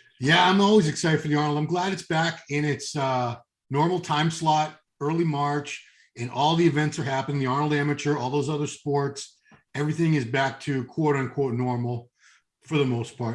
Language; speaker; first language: English; native; English